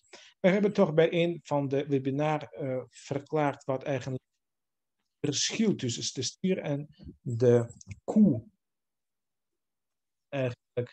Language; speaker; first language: Dutch; non-native, fluent; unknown